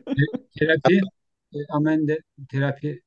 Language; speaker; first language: German; non-native, learner; Turkish